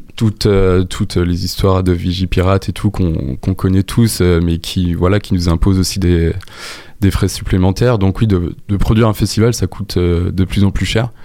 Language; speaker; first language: French; native; French